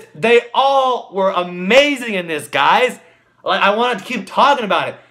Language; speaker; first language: English; native; English